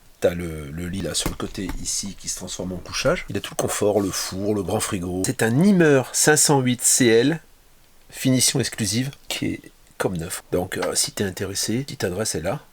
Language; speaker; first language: French; native; French